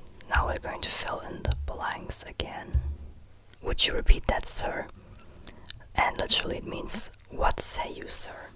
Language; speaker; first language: English; non-native, fluent; German